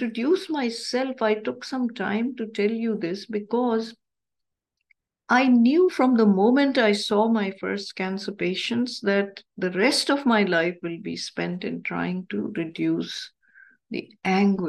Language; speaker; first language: English; non-native, local second language; Urdu